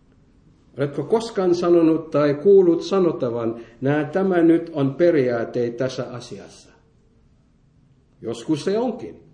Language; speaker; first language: Finnish; non-native, fluent; French